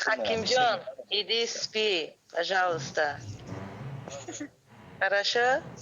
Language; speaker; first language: Russian; non-native, learner; Tajik